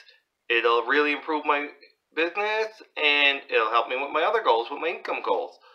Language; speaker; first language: English; native; English